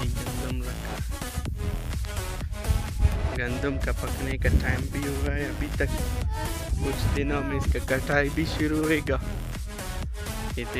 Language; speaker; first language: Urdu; non-native, local second language; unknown